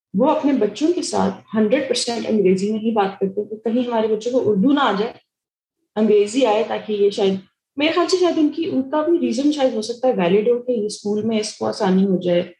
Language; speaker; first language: Urdu; native; Urdu